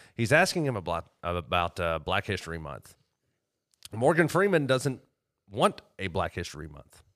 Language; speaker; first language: English; native; English